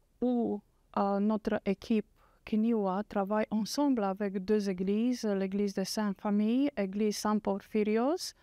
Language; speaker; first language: French; non-native, fluent; English